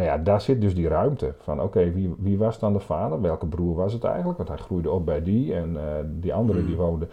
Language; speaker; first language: Dutch; native; Dutch